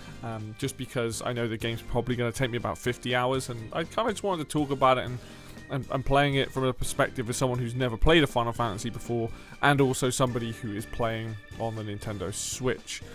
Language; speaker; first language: English; native; English